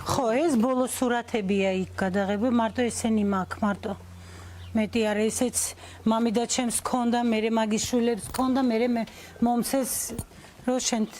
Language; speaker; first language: Georgian; non-native, local second language; Azerbaijani